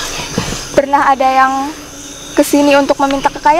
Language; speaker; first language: Indonesian; native; Indonesian